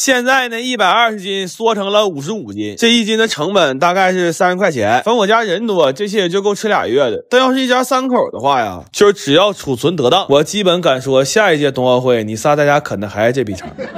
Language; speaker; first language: Chinese; native; Chinese